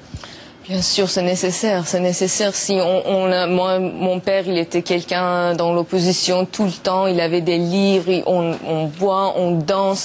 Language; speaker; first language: French; non-native, learner; Persian